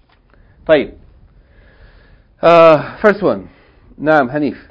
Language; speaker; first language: Arabic; non-native, fluent; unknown